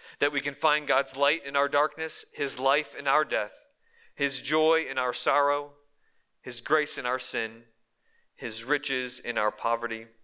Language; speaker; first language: English; native; English